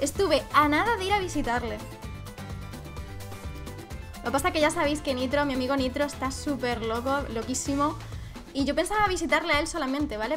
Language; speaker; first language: Spanish; native; Spanish